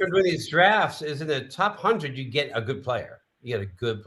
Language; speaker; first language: English; native; English